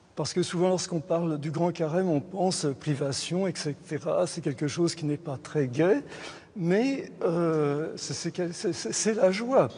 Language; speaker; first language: French; native; French